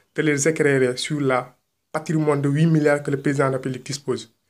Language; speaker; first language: French; non-native, local second language; Wolof